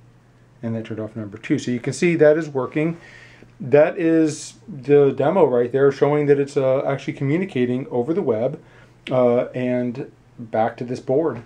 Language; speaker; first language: English; native; English